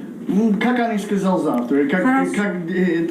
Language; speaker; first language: Russian; non-native, learner; English